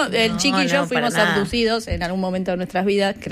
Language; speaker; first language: Spanish; native; Spanish